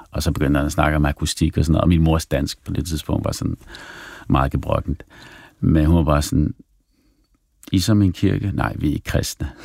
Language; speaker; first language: Danish; early bilingual, other home language; Arabic